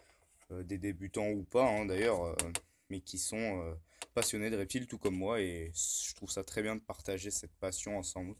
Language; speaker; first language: French; native; French